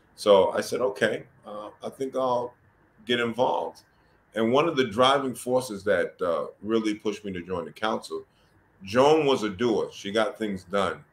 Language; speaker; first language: English; native; English